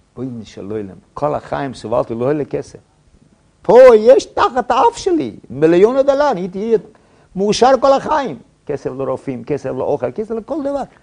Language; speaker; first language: Hebrew; non-native, fluent; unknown